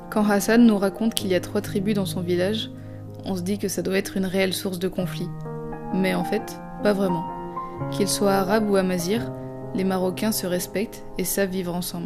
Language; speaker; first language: French; native; French